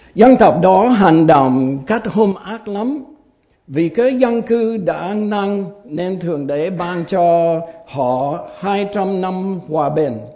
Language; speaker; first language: Vietnamese; non-native, fluent; English